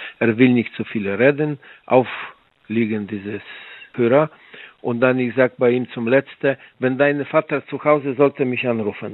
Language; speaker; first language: German; non-native, learner; Polish